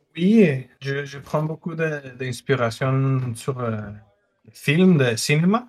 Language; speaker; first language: French; non-native, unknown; Spanish